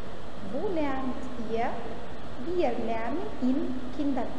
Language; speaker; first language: German; non-native, fluent; Arabic